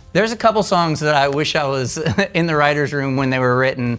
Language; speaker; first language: English; native; English